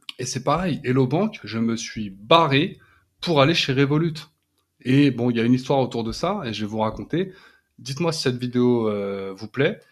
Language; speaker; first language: French; native; French